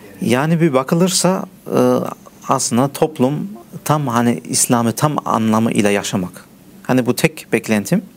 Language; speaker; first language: Turkish; early bilingual, heritage; Turkish